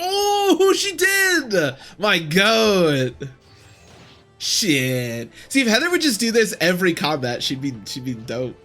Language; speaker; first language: English; native; English